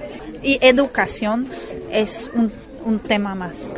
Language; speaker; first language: Spanish; non-native, fluent; German